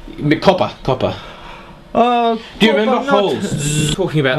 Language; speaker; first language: English; native; English